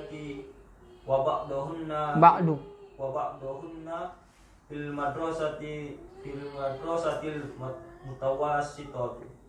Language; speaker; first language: Arabic; non-native, learner; Indonesian